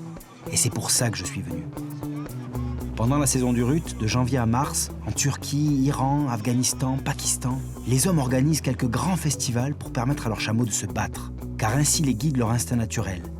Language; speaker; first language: French; native; French